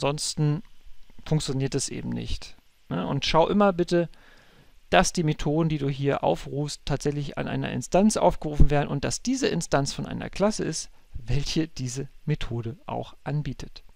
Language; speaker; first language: German; native; German